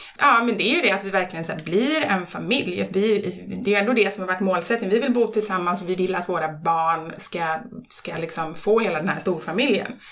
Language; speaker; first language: Swedish; native; Swedish